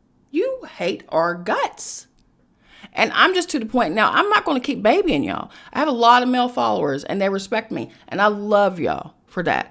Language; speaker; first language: English; native; English